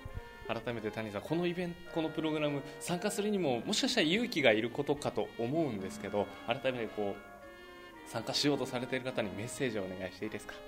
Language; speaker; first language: Japanese; native; Japanese